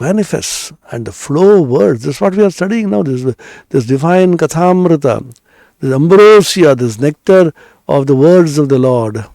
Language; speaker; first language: English; non-native, local second language; Bangla